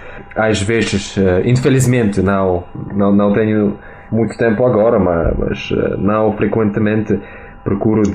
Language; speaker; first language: Portuguese; non-native, learner; Russian